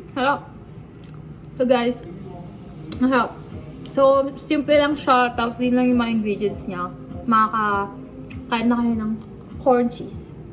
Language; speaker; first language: Filipino; native; Filipino